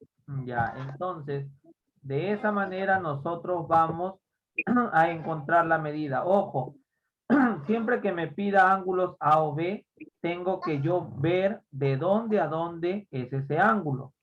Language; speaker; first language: Spanish; native; Spanish